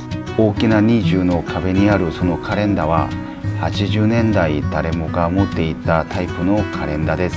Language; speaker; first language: Japanese; non-native, learner; Korean